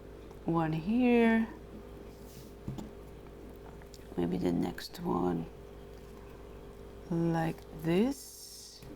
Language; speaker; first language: English; non-native, fluent; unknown